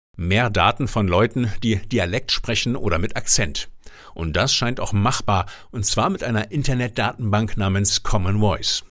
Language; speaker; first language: German; native; German